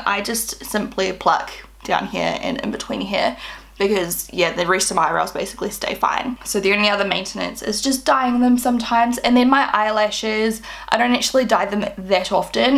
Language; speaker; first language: English; native; English